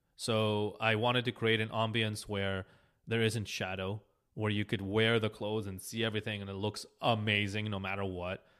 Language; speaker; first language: English; early bilingual, other home language; Hebrew